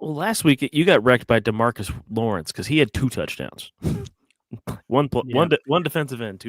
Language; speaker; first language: English; native; English